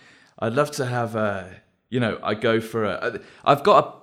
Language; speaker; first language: English; native; English